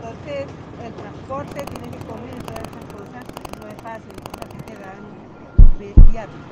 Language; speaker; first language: Spanish; native; Spanish